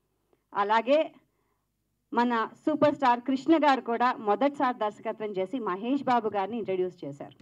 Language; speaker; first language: Telugu; native; Telugu